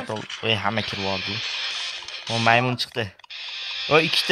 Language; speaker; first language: Turkish; non-native, learner; Uzbek